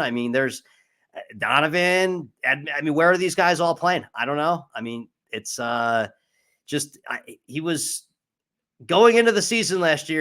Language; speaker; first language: English; native; English